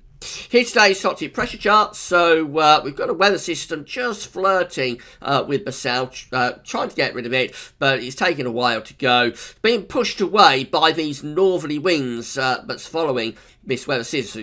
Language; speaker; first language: English; native; English